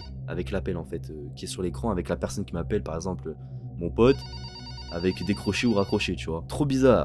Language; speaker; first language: French; native; French